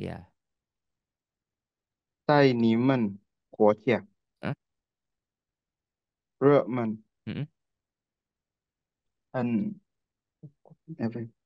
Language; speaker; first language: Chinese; non-native, learner; Indonesian